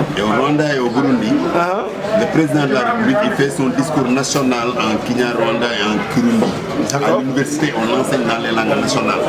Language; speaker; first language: French; non-native, local second language; Wolof